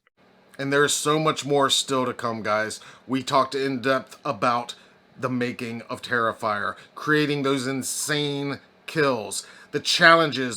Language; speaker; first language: English; native; English